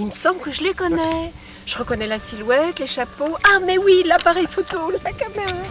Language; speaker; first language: French; native; French